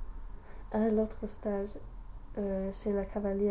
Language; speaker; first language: French; non-native, learner; English